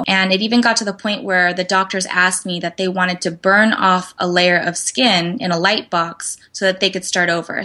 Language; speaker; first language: English; native; English